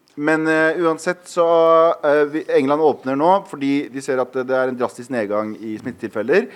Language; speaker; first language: Norwegian; early bilingual, other home language; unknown